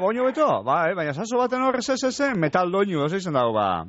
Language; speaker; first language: Basque; native; Basque